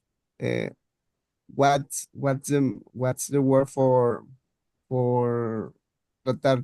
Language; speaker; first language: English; non-native, learner; Spanish